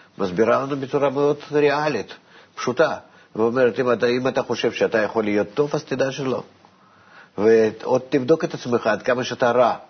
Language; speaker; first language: Hebrew; non-native, fluent; Russian